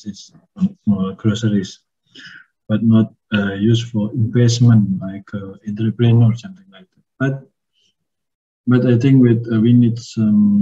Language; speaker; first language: English; non-native, learner; Indonesian